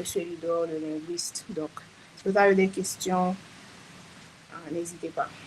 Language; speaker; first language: French; non-native, local second language; Haitian Creole